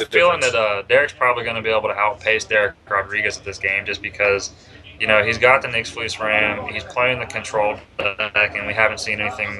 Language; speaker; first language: English; native; English